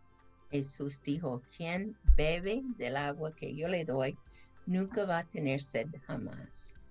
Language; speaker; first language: Spanish; non-native, fluent; English